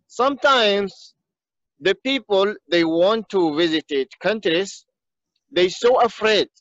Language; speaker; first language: English; non-native, learner; Arabic